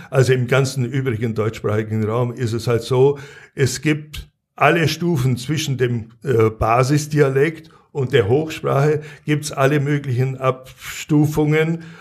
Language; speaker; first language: German; native; German